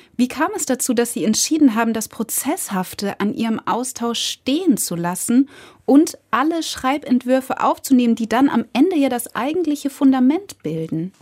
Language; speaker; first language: German; native; German